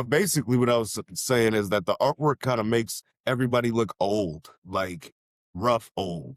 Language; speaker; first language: English; native; English